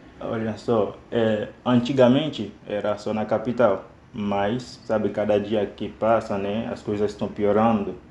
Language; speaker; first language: Portuguese; non-native, fluent; Haitian Creole